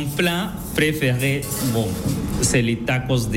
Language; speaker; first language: French; non-native, fluent; Spanish